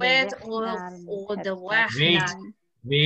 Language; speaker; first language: Dutch; non-native, learner; Indonesian